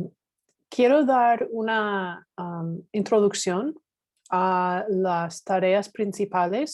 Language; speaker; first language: Spanish; non-native, fluent; English